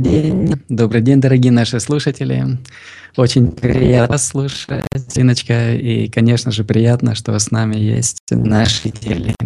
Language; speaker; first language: Russian; native; Russian